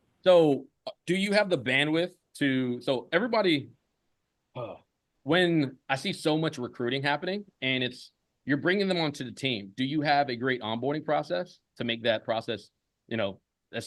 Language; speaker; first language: English; native; English